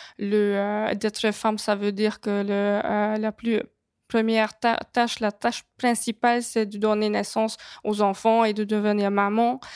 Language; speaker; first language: French; non-native, fluent; Hungarian